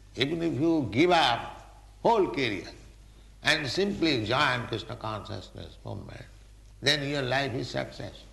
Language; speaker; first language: English; non-native, local second language; Bangla